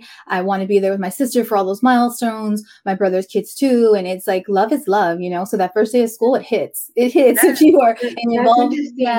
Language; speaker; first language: English; native; English